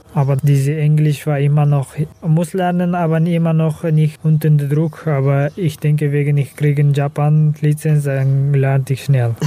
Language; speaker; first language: German; non-native, learner; Kazakh